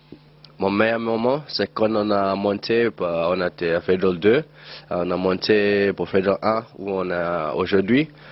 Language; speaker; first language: French; non-native, learner; Zulu